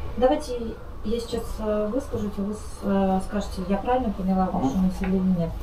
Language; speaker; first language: Russian; native; Russian